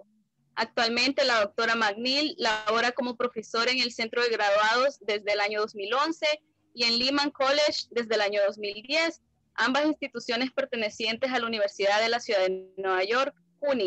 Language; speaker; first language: Spanish; native; Spanish